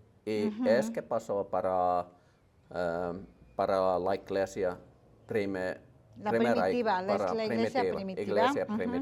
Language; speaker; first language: Spanish; non-native, learner; Finnish